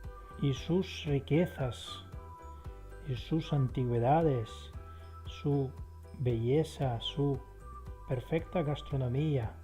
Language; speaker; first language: Spanish; non-native, fluent; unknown